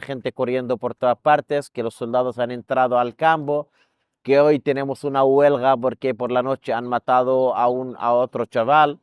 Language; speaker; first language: Spanish; non-native, fluent; Arabic